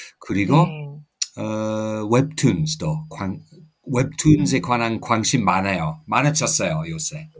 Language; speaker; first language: Korean; non-native, fluent; English